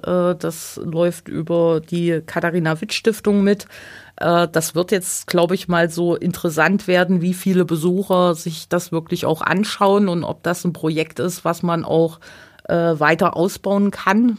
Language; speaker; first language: German; native; German